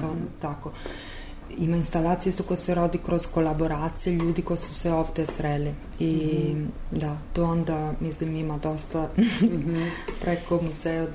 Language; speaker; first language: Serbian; non-native, learner; Italian